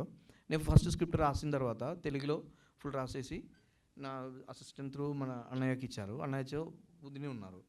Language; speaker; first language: Telugu; non-native, fluent; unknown